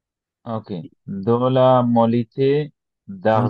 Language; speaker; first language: French; non-native, learner; Bangla